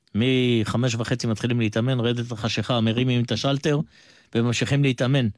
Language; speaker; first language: Hebrew; native; Hebrew